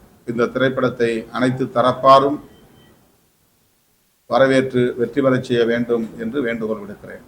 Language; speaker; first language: Tamil; native; Tamil